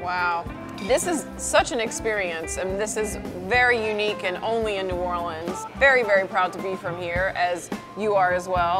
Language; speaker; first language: English; native; English